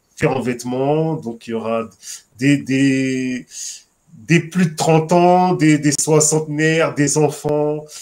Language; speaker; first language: French; native; French